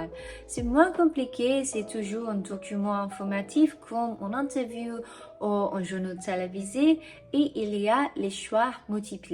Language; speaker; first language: French; non-native, fluent; English